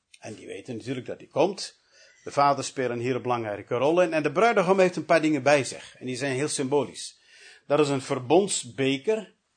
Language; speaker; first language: Dutch; early bilingual, other home language; English